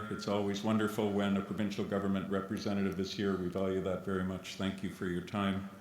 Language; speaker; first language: English; native; English